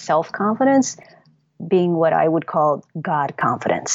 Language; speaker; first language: English; native; English